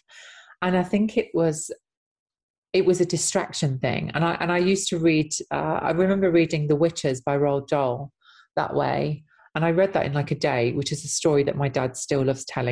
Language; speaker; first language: English; native; English